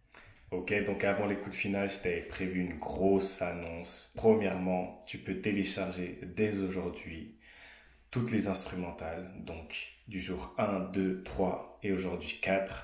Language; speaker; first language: French; native; French